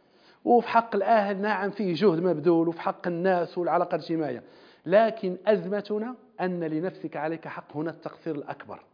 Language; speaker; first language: Arabic; native; Arabic